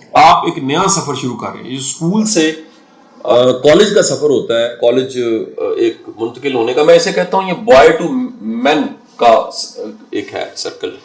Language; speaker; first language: Urdu; non-native, local second language; Punjabi